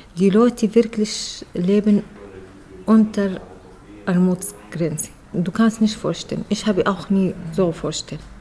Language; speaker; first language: German; non-native, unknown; Arabic